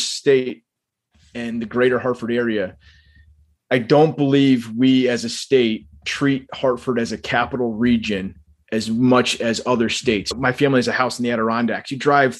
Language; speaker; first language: English; native; English